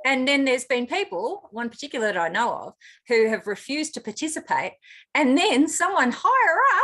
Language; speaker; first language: English; native; English